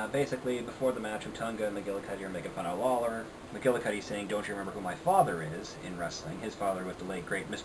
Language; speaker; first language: English; native; English